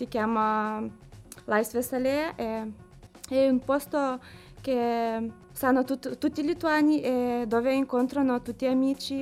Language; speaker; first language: Italian; non-native, learner; Lithuanian